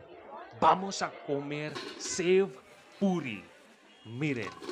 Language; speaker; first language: Spanish; non-native, fluent; Hindi